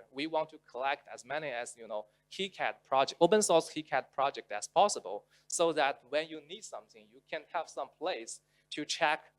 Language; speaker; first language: English; non-native, local second language; Chinese